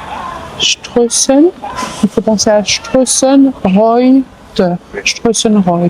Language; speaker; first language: French; native; French